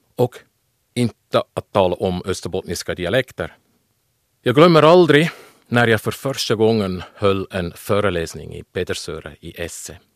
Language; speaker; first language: Swedish; non-native, fluent; German